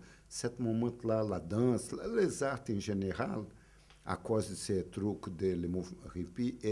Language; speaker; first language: French; non-native, fluent; Portuguese